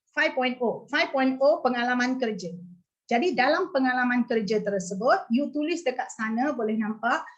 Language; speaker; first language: Malay; native; Malay